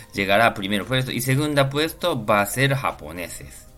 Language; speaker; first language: Spanish; non-native, learner; Japanese